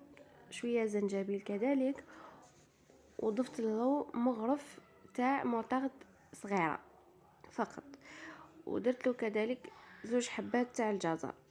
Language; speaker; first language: Arabic; native; Arabic